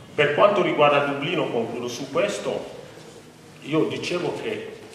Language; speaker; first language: Italian; non-native, fluent; French